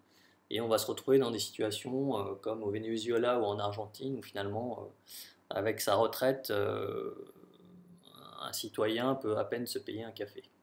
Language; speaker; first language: French; native; French